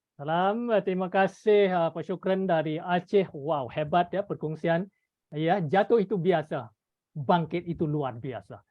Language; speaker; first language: Malay; native; Malay